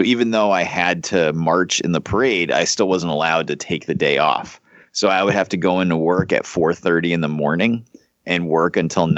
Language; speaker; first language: English; native; English